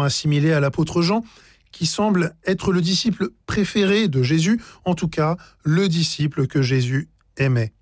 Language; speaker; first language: French; native; French